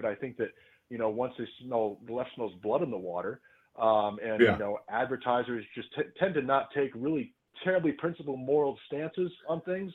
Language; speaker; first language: English; native; English